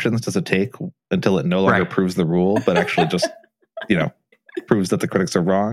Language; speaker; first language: English; native; English